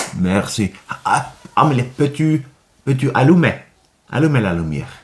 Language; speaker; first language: French; non-native, learner; Finnish